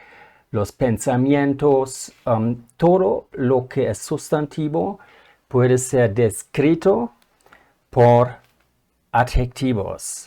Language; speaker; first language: Spanish; non-native, fluent; German